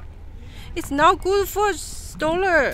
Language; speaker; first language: English; non-native, learner; Chinese